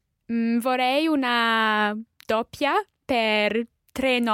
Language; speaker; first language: Italian; non-native, learner; English